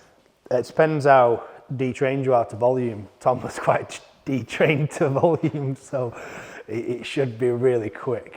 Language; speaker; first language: English; native; English